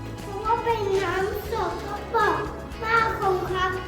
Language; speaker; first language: Thai; early bilingual, heritage; Thai